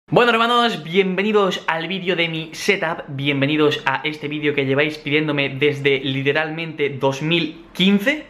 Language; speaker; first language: Spanish; native; Spanish